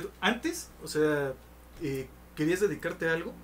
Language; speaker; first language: Spanish; native; Spanish